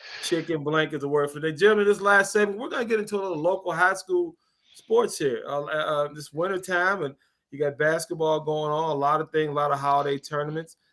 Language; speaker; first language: English; native; English